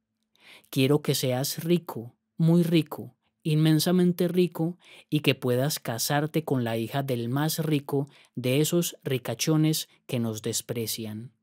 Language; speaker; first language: Spanish; native; Spanish